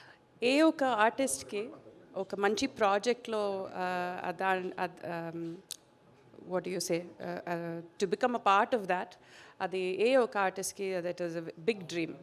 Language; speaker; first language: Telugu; non-native, fluent; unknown